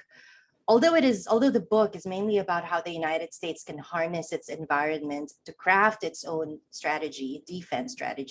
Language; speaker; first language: English; non-native, local second language; Filipino